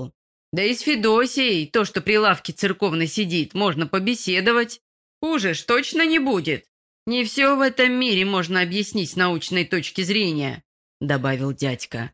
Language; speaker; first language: Russian; native; Russian